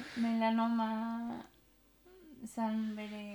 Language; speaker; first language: Basque; non-native, local second language; Spanish